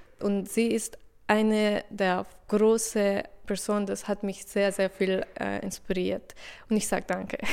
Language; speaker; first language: German; non-native, learner; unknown